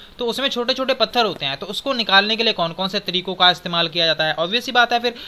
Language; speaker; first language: Hindi; native; Hindi